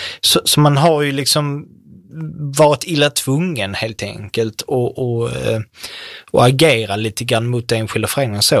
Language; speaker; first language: Swedish; native; Swedish